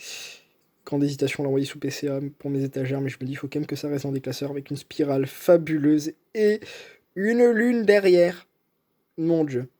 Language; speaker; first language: French; native; French